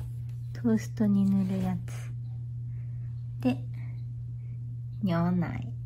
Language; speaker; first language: Japanese; native; Japanese